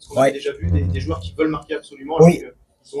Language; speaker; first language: French; native; French